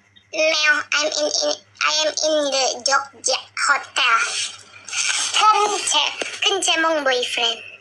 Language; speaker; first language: English; non-native, learner; Indonesian